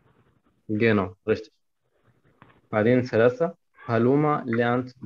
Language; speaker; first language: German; non-native, fluent; Arabic